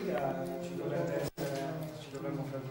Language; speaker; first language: Italian; native; Italian